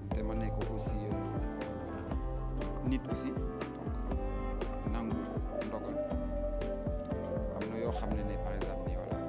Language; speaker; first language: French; non-native, local second language; Wolof